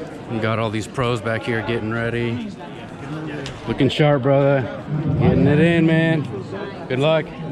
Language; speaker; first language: English; early bilingual, other home language; Spanish